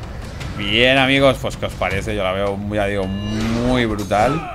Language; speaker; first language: Spanish; native; Spanish